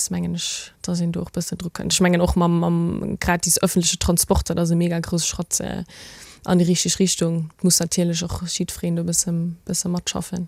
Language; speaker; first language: Luxembourgish; early bilingual, heritage; Luxembourgish